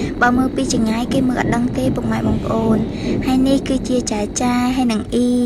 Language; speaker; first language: Thai; native; Thai